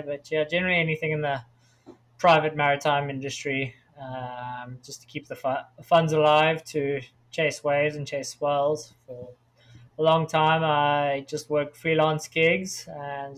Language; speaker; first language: English; native; English